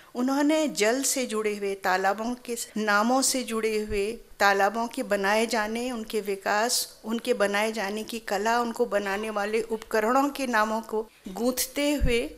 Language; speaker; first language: Hindi; native; Hindi